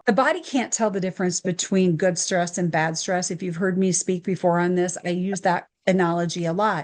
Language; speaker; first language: English; native; English